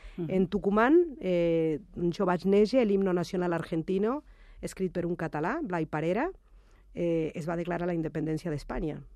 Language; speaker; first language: Catalan; non-native, fluent; Spanish